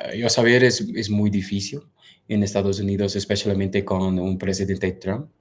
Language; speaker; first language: Spanish; non-native, learner; English